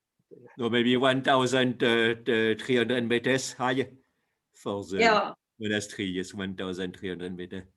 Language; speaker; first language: English; non-native, fluent; French